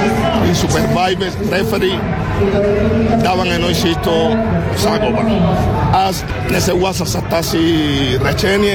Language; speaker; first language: Bulgarian; non-native, learner; Spanish